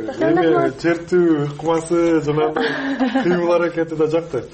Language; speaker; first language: Kyrgyz; native; Kyrgyz